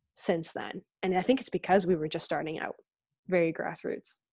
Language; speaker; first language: English; native; English